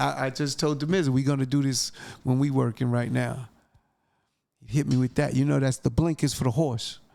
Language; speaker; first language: English; native; English